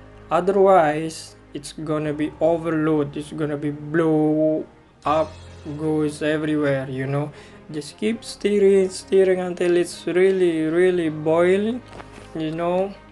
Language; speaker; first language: English; non-native, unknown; Indonesian